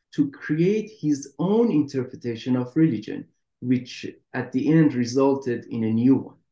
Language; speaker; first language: English; non-native, fluent; Persian